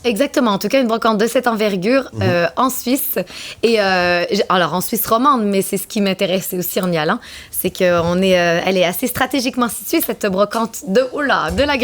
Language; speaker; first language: French; native; French